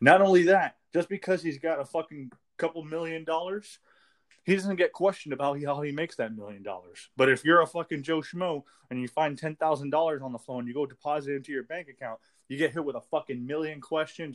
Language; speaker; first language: English; native; English